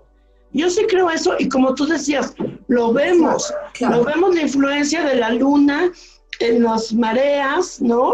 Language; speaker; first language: Spanish; native; Spanish